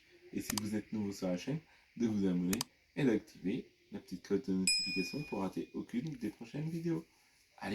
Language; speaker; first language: French; native; French